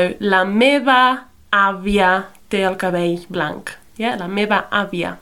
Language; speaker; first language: Catalan; non-native, fluent; English